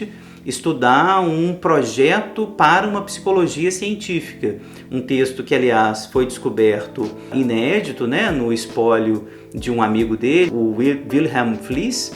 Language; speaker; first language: Portuguese; native; Portuguese